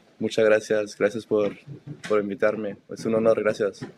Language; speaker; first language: Spanish; early bilingual, heritage; Spanish